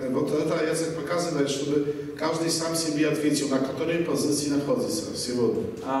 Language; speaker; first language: Russian; non-native, fluent; Polish